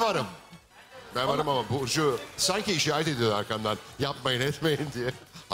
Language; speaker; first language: Turkish; native; Turkish